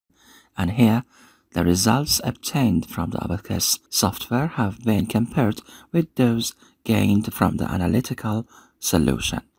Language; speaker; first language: English; non-native, fluent; Persian